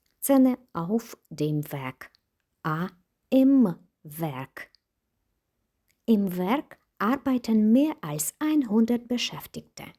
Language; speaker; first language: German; non-native, fluent; Ukrainian